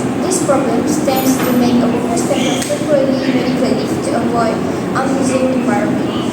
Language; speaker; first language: English; non-native, learner; Malay